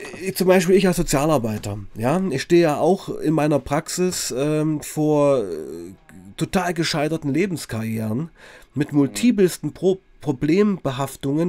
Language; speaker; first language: German; native; German